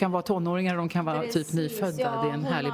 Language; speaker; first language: Swedish; native; Swedish